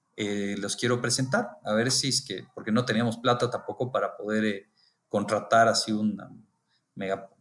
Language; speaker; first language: Spanish; native; Spanish